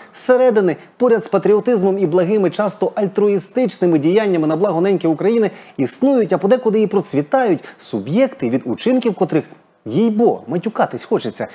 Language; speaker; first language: Ukrainian; native; Ukrainian